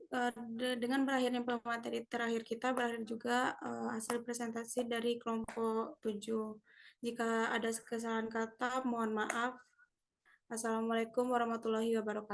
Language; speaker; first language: Indonesian; native; Indonesian